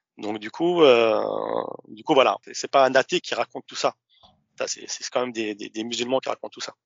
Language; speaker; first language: French; early bilingual, other home language; Arabic